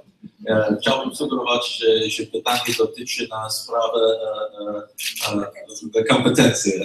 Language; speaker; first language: Polish; non-native, learner; English